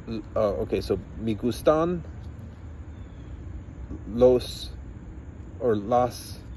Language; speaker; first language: Spanish; non-native, learner; English